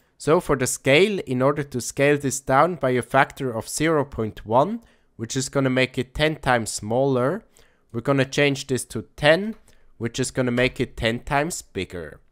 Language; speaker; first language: English; non-native, fluent; German